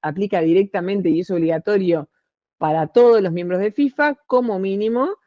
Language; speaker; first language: Spanish; native; Spanish